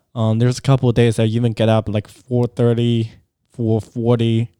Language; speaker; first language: English; non-native, fluent; Chinese